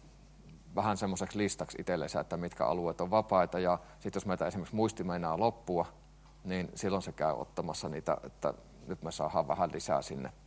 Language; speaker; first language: Finnish; native; Finnish